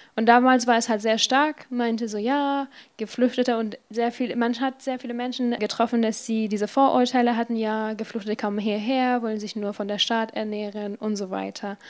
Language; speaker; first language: German; non-native, fluent; Persian